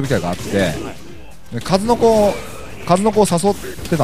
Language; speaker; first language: Japanese; native; Japanese